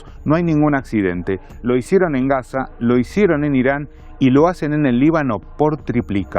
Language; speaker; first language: Spanish; native; Spanish